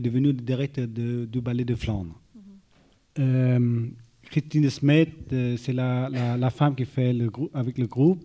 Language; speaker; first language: French; non-native, fluent; Vietnamese